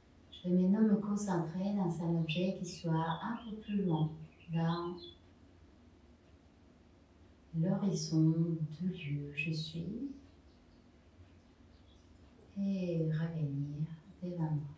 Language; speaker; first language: French; non-native, fluent; Spanish